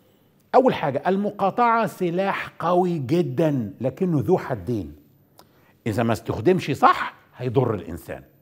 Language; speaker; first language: Arabic; native; Arabic